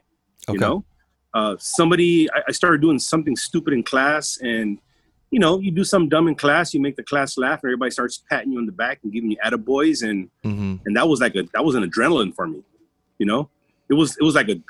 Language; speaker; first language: English; early bilingual, other home language; Spanish